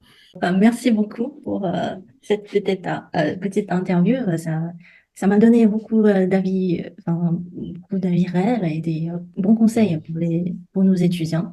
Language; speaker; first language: French; non-native, fluent; Chinese